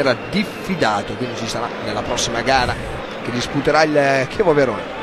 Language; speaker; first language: Italian; native; Italian